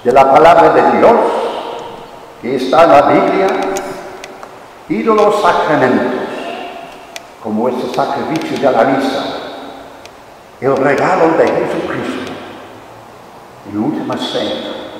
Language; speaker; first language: Spanish; non-native, fluent; English